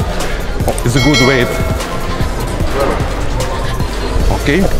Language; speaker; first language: English; non-native, learner; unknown